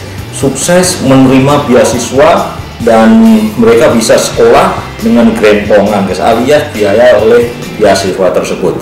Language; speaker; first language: Indonesian; non-native, local second language; Javanese